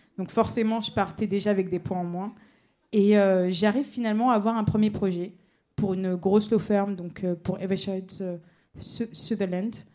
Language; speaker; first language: French; native; French